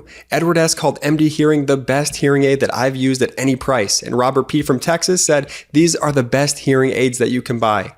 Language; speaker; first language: English; native; English